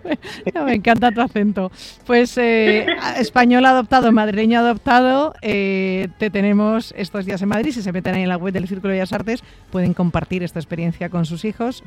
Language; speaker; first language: Spanish; native; Spanish